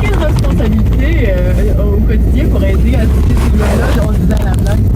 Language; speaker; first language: French; native; French